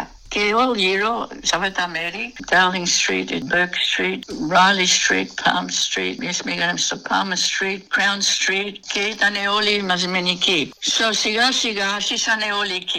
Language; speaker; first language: Greek; early bilingual, heritage; Greek